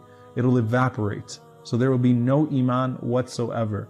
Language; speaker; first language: English; native; English